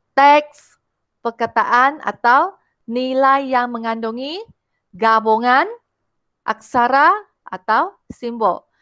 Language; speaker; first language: Malay; non-native, local second language; Chinese